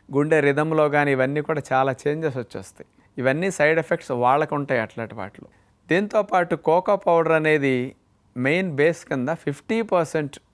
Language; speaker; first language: Telugu; native; Telugu